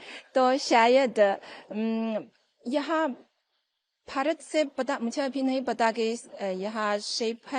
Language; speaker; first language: Hindi; non-native, fluent; Chinese